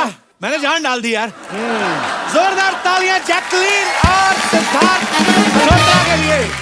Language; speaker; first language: Hindi; native; Hindi